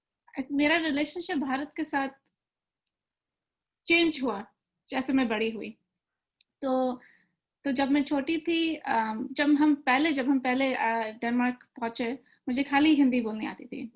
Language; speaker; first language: Hindi; early bilingual, other home language; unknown